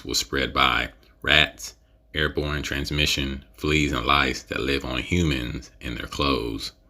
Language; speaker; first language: English; native; English